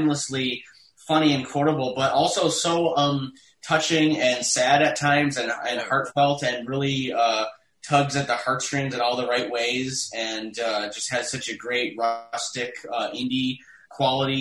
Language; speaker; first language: English; native; English